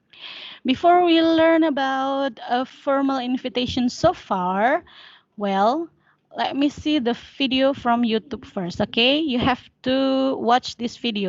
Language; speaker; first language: English; non-native, learner; Indonesian